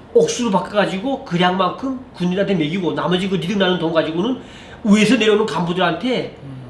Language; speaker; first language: Korean; native; Korean